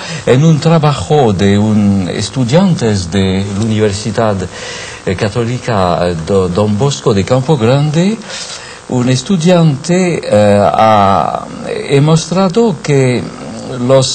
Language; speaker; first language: Spanish; non-native, fluent; French